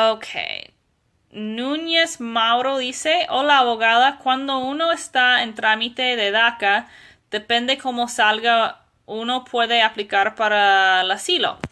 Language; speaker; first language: Spanish; non-native, fluent; English